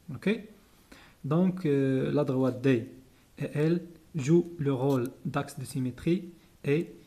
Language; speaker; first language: French; non-native, local second language; Arabic